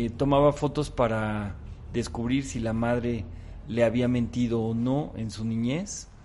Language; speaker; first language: Spanish; native; Spanish